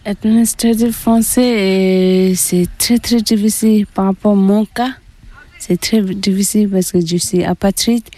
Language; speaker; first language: French; non-native, learner; Tibetan